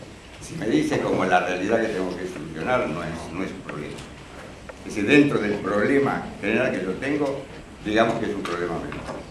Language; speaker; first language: Spanish; native; Spanish